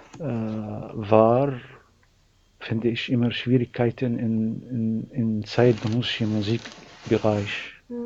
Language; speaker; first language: German; non-native, learner; Arabic